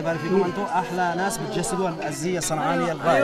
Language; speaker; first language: Arabic; native; Arabic